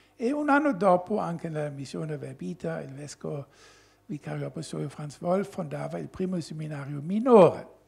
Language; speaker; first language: Italian; non-native, fluent; German